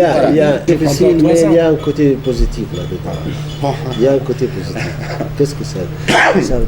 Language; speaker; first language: French; non-native, fluent; Arabic